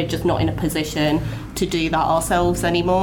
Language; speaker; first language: English; native; English